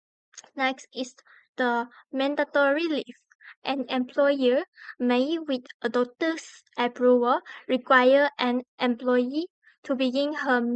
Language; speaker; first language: English; non-native, learner; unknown